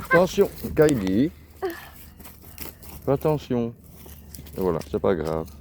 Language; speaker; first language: French; native; French